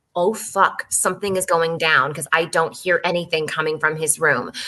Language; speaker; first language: English; native; English